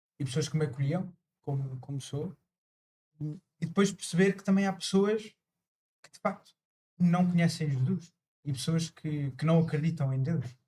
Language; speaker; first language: Portuguese; early bilingual, other home language; Spanish